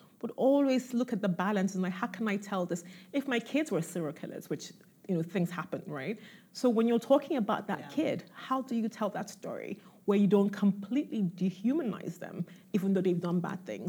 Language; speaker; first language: English; non-native, local second language; Igbo